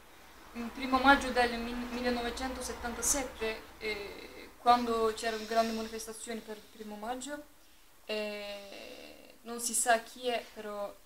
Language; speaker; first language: Italian; non-native, fluent; Turkish